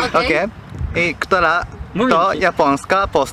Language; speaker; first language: Polish; non-native, learner; Japanese